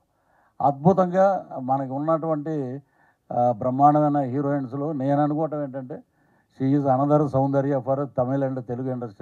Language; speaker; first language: Telugu; native; Telugu